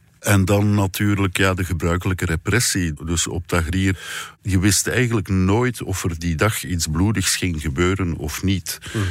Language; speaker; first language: Dutch; native; Dutch